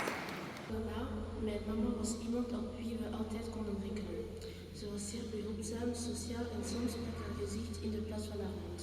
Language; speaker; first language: Dutch; early bilingual, other home language; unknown